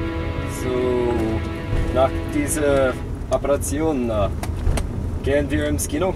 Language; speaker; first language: German; non-native, learner; English